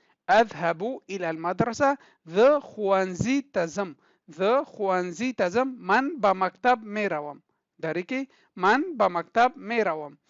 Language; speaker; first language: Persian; non-native, local second language; Pashto